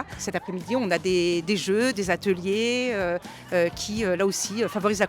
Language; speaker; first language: French; native; French